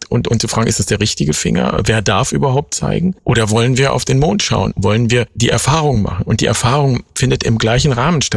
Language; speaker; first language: German; native; German